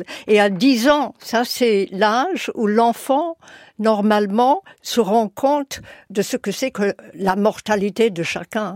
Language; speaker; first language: French; non-native, fluent; English